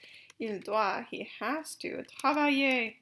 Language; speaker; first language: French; non-native, fluent; English